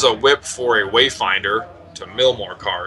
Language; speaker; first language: English; native; English